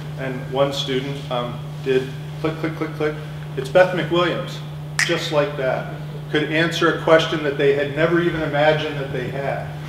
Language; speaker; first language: English; native; English